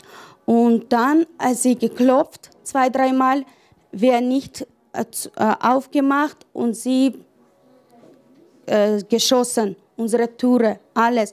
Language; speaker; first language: German; non-native, learner; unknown